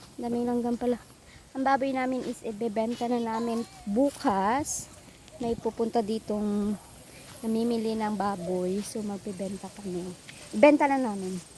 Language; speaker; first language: Filipino; non-native, local second language; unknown